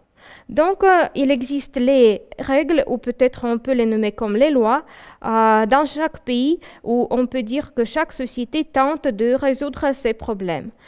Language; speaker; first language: French; non-native, fluent; Russian